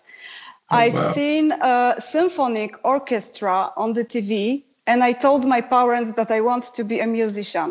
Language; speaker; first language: English; non-native, fluent; Polish